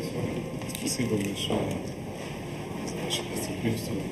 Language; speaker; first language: Russian; non-native, learner; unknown